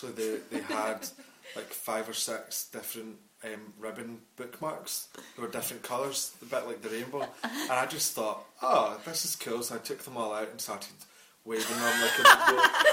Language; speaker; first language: English; native; English